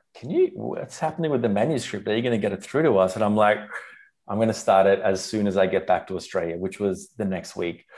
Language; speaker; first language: English; non-native, local second language; Sinhala